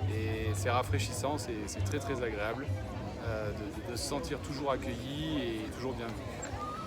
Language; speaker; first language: French; native; French